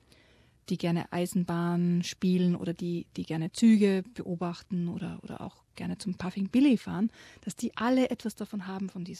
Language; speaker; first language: German; native; German